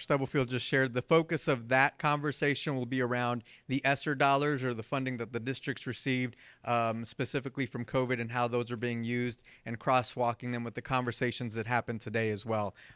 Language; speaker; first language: English; early bilingual, other home language; Spanish